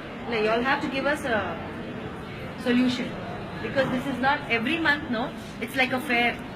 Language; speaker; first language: English; non-native, local second language; Tamil